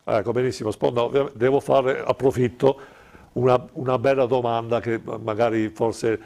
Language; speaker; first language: Italian; native; Italian